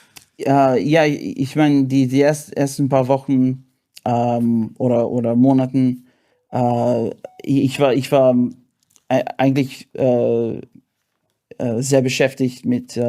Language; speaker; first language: German; non-native, fluent; English